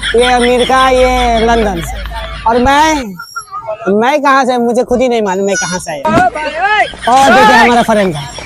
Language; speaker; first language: Hindi; native; Hindi